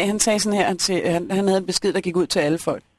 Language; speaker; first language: Danish; native; Danish